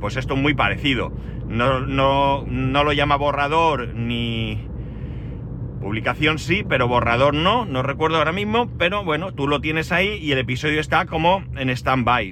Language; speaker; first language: Spanish; native; Spanish